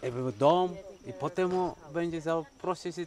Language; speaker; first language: Polish; non-native, learner; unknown